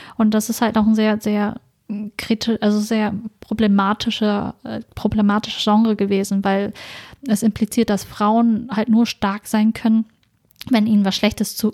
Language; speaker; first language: German; early bilingual, other home language; Vietnamese